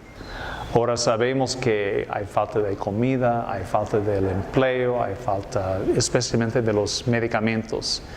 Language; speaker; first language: Spanish; non-native, fluent; English